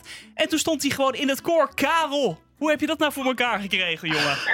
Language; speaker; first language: Dutch; native; Dutch